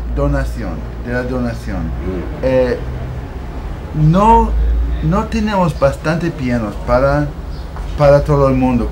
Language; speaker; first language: Spanish; non-native, learner; English